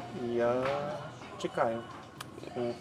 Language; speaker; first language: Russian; non-native, learner; English